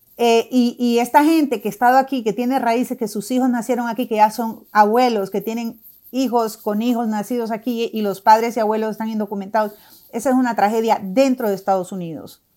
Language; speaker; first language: Spanish; native; Spanish